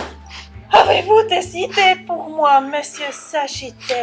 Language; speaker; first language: French; non-native, learner; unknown